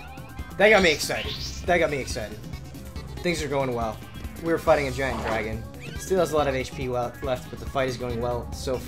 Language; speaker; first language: English; native; English